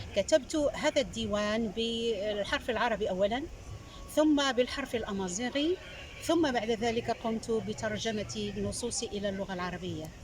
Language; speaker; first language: Arabic; non-native, local second language; Tachelhit